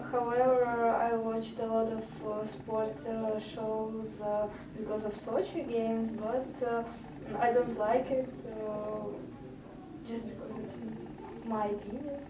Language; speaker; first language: English; non-native, learner; Russian